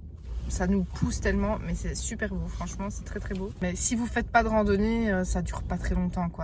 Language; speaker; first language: French; native; French